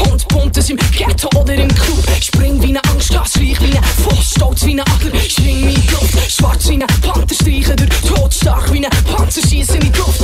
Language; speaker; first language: German; native; German